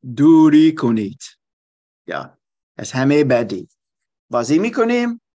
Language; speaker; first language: Persian; non-native, learner; German